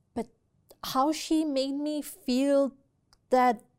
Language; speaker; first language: English; non-native, local second language; Urdu